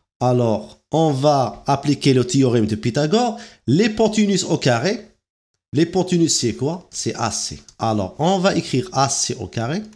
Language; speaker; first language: French; non-native, local second language; Arabic